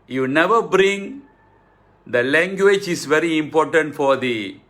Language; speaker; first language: English; non-native, local second language; Tamil